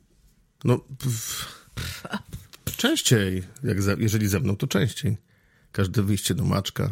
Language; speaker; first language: Polish; native; Polish